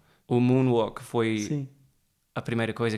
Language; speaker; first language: Portuguese; early bilingual, heritage; Portuguese